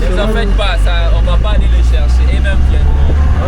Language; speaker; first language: French; native; French